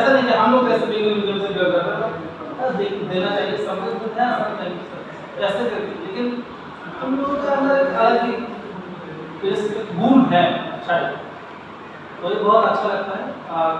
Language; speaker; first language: Hindi; non-native, local second language; Bangla